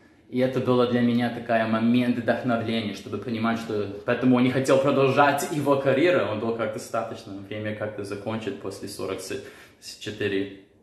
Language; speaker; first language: Russian; non-native, fluent; English